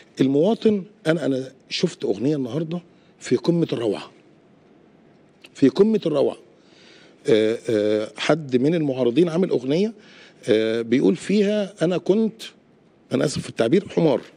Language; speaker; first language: Arabic; native; Arabic